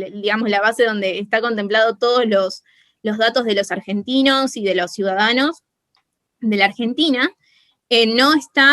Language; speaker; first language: Spanish; native; Spanish